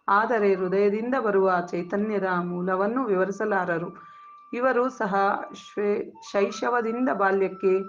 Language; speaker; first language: Kannada; native; Kannada